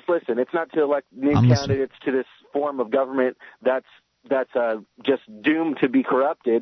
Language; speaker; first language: English; native; English